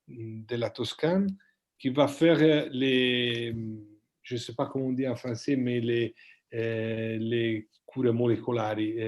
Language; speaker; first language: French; non-native, fluent; Italian